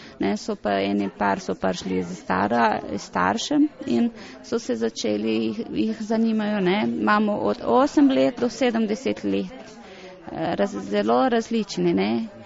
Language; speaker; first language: Slovenian; early bilingual, heritage; Portuguese